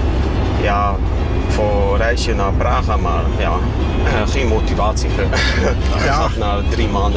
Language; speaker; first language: Dutch; non-native, fluent; Kashubian